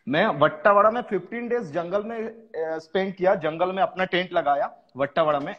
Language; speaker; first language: Hindi; non-native, local second language; Bangla